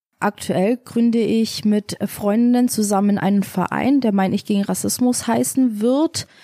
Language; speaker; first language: German; early bilingual, other home language; Turkish